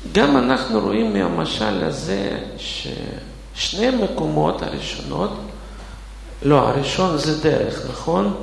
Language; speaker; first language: Hebrew; non-native, fluent; Russian